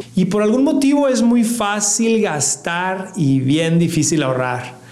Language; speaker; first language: Spanish; native; Spanish